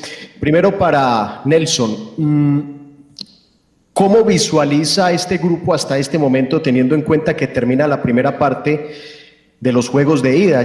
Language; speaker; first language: Spanish; native; Spanish